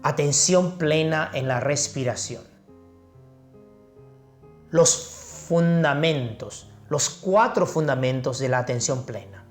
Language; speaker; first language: Spanish; non-native, fluent; Chinese